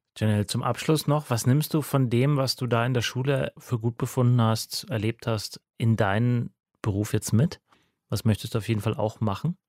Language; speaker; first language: German; native; German